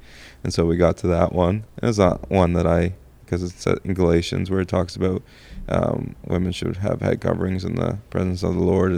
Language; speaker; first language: English; native; English